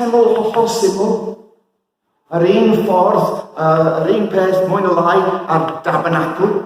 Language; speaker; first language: Welsh; non-native, fluent; English